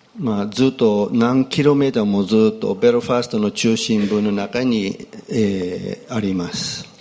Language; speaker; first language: Japanese; non-native, fluent; English